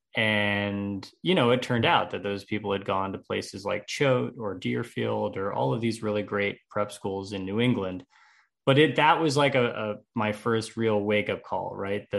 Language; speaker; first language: English; native; English